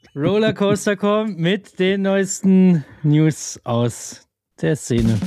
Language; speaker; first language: German; native; German